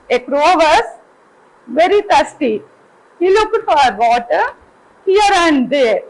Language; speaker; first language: English; non-native, local second language; Telugu